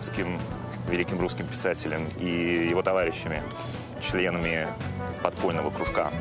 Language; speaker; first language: Russian; native; Russian